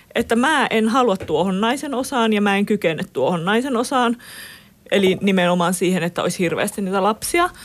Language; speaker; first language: Finnish; native; Finnish